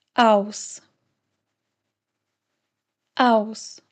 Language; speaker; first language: German; non-native, fluent; Slovak